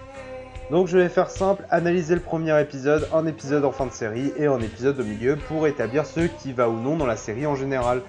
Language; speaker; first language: French; native; French